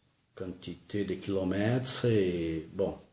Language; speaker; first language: French; non-native, learner; Portuguese